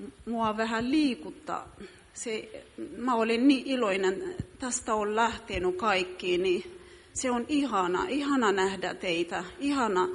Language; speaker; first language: Finnish; non-native, fluent; Amharic